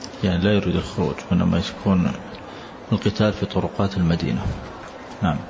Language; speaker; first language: Arabic; native; Arabic